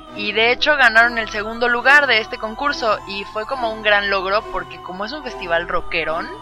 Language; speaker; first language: Spanish; native; Spanish